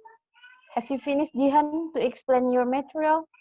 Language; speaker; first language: English; non-native, learner; Indonesian